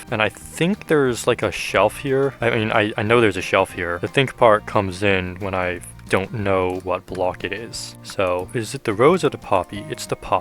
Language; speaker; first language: English; native; English